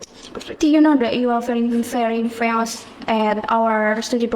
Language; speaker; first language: English; non-native, fluent; Indonesian